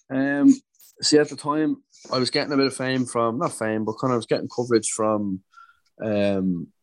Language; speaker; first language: English; native; English